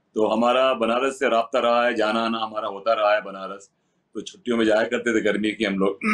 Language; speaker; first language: Hindi; native; Hindi